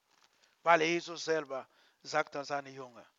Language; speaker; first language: German; non-native, learner; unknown